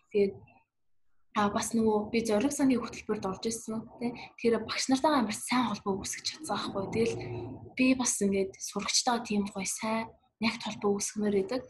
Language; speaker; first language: Mongolian; early bilingual, heritage; Mongolian